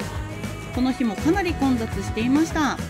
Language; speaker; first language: Japanese; native; Japanese